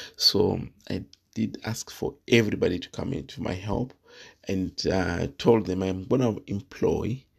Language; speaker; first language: English; non-native, local second language; Shona